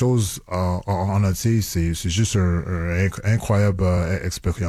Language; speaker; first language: French; non-native, local second language; English